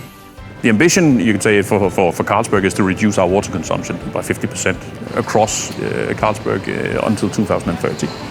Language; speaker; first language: English; non-native, fluent; Danish